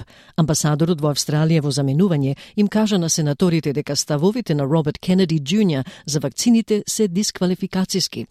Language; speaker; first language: Macedonian; native; Macedonian